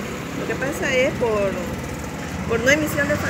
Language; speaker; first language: Spanish; native; Spanish